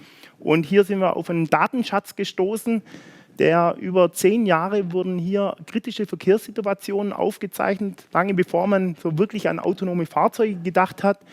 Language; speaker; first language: German; native; German